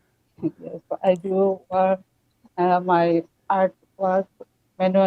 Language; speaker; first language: English; non-native, learner; Bangla